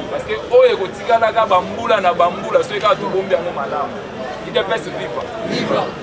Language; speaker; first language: Lingala; native; Lingala